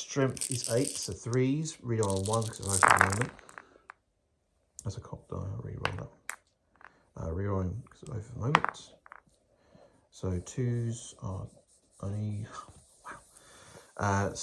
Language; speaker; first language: English; native; English